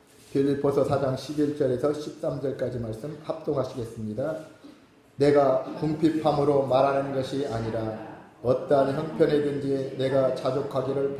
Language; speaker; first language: Korean; native; Korean